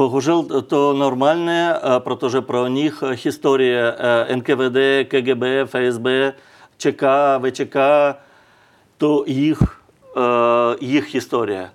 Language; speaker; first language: Czech; non-native, learner; Russian